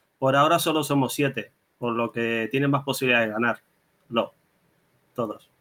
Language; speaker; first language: Spanish; native; Spanish